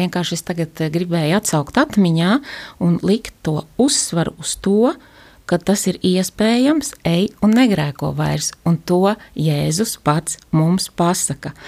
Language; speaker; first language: Latvian; native; Latvian